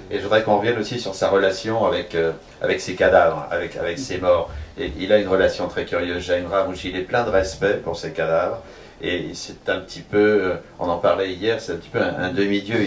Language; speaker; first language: French; native; French